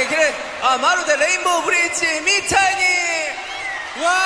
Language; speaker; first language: Japanese; non-native, learner; Korean